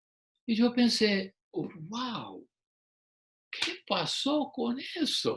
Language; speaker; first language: Spanish; non-native, fluent; English